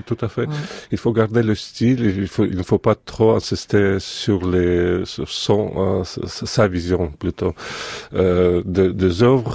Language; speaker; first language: French; non-native, fluent; Russian